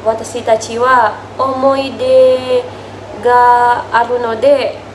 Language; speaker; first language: Japanese; non-native, learner; Indonesian